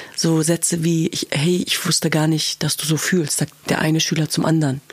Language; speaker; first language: German; early bilingual, other home language; Kurdish